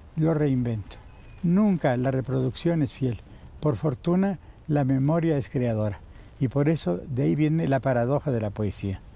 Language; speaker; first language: Spanish; native; Spanish